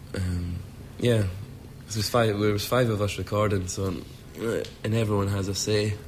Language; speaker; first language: English; native; English